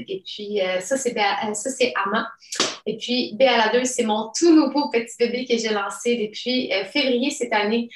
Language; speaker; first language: French; early bilingual, other home language; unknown